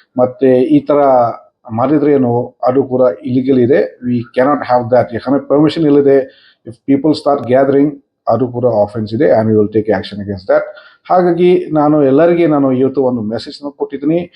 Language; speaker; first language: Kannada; non-native, fluent; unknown